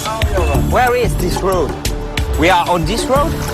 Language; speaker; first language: English; non-native, learner; French